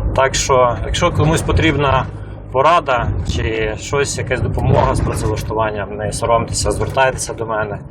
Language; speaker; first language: Ukrainian; native; Ukrainian